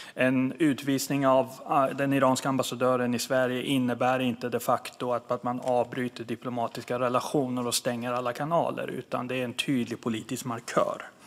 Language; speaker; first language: Swedish; early bilingual, other home language; Persian